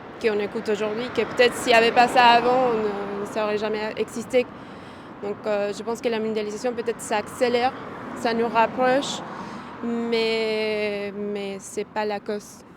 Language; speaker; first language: French; non-native, fluent; Spanish